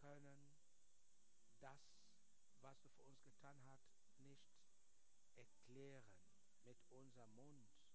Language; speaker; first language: German; non-native, learner; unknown